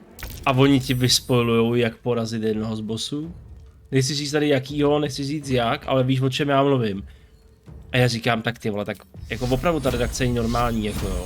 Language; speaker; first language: Czech; native; Czech